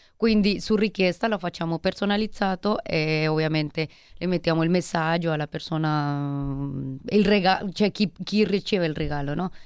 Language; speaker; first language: Italian; non-native, fluent; Spanish